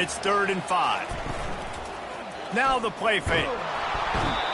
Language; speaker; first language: English; native; English